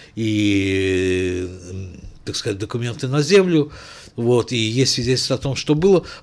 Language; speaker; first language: Russian; native; Russian